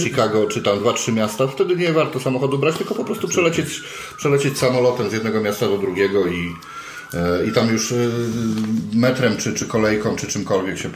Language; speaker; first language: Polish; native; Polish